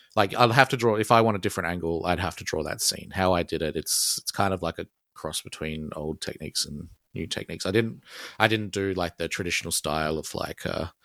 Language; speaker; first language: English; native; English